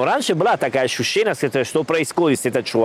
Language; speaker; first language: Russian; non-native, learner; Italian